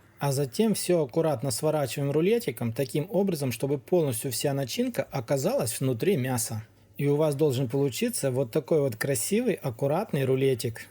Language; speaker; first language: Russian; native; Russian